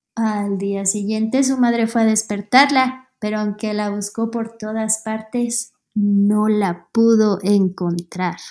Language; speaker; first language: Spanish; native; Spanish